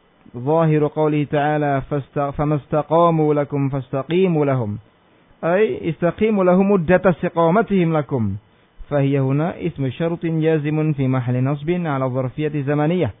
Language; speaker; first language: Arabic; non-native, fluent; Indonesian